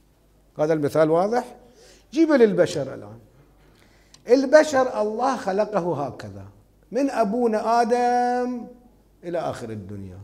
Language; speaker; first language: Arabic; native; Arabic